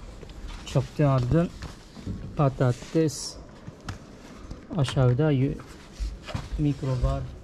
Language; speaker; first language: Turkish; non-native, learner; Japanese